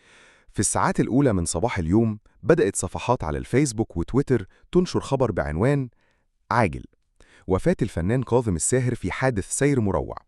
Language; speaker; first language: Arabic; native; Arabic